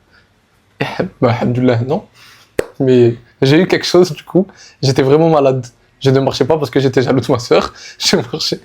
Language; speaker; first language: French; native; French